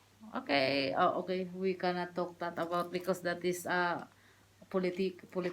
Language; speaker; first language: English; non-native, learner; Filipino